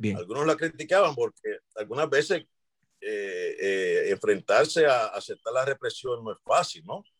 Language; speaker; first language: Spanish; native; Spanish